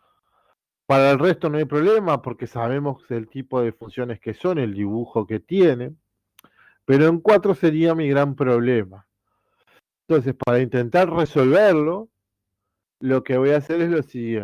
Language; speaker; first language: Spanish; native; Spanish